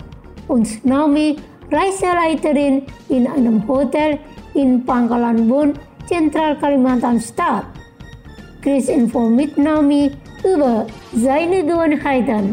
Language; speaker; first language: German; non-native, fluent; Indonesian